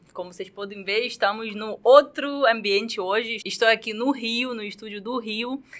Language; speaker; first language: Portuguese; non-native, fluent; Russian